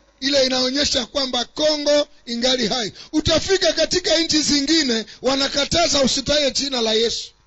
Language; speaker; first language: Swahili; non-native, local second language; Nande